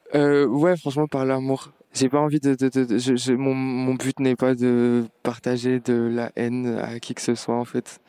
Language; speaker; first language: French; non-native, local second language; Arabic